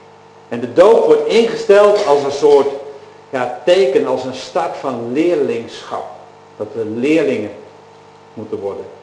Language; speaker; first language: Dutch; native; Dutch